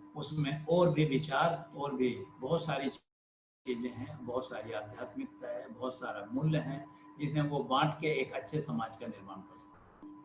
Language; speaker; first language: Hindi; native; Hindi